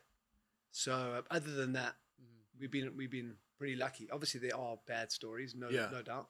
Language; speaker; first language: English; native; English